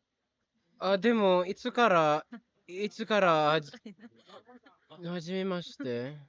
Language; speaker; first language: Japanese; non-native, learner; Filipino